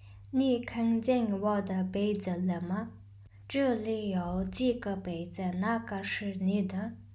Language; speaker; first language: Chinese; non-native, fluent; Mongolian